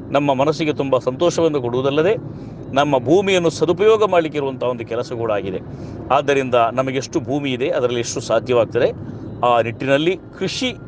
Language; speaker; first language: Kannada; non-native, local second language; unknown